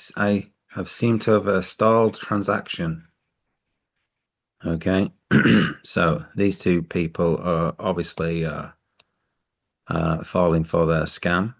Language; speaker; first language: English; native; English